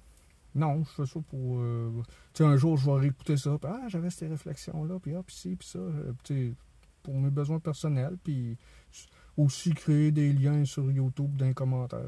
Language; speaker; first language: French; native; French